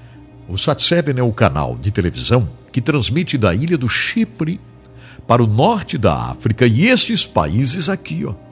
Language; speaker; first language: Portuguese; native; Portuguese